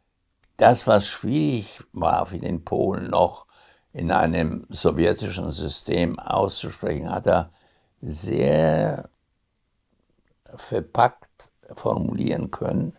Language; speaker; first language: German; early bilingual, heritage; German